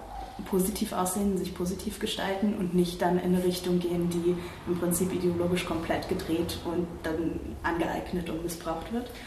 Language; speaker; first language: German; native; German